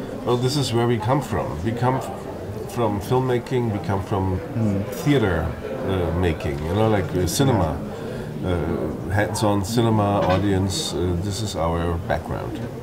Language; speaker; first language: English; non-native, fluent; German